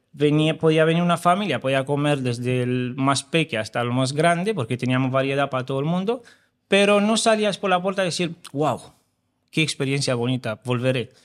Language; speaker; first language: Spanish; non-native, fluent; Romanian